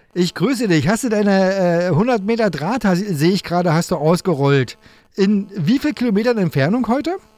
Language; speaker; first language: German; native; German